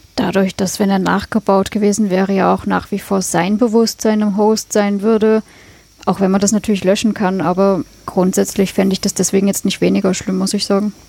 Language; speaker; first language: German; native; German